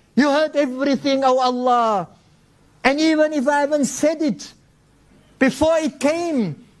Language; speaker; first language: English; early bilingual, other home language; Afrikaans